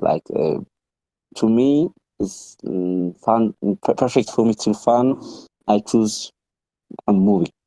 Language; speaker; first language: English; non-native, learner; Amharic